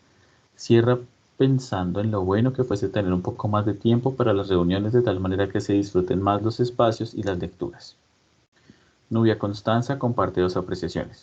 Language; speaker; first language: Spanish; native; Spanish